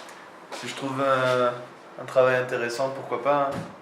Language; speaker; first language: French; native; French